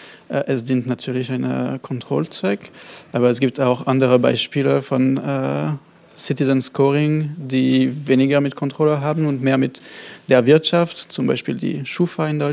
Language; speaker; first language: German; non-native, fluent; French